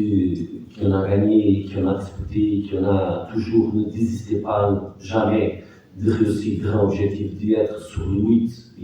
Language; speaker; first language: French; non-native, fluent; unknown